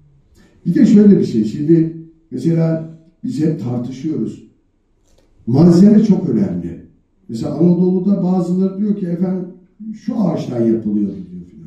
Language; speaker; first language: Turkish; native; Turkish